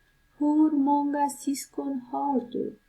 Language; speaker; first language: Swedish; non-native, learner; Persian